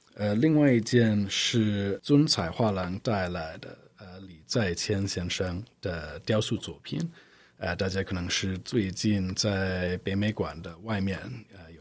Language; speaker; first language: Chinese; non-native, fluent; English